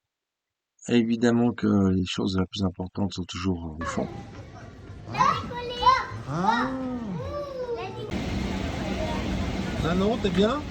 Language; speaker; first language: French; native; French